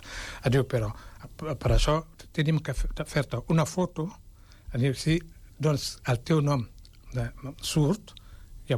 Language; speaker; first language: Catalan; non-native, fluent; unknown